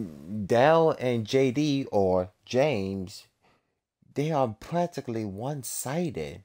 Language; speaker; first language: English; native; English